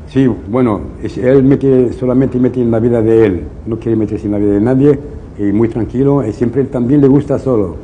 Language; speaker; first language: Spanish; non-native, local second language; Riffian